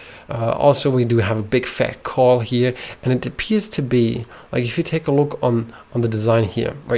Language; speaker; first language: English; non-native, fluent; German